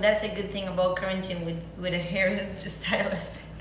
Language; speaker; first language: English; non-native, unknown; Spanish